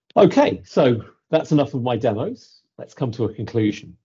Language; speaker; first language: English; native; English